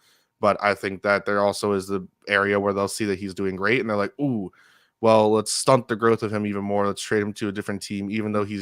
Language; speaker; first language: English; native; English